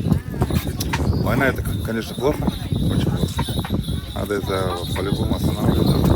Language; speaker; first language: Russian; non-native, local second language; Tuvinian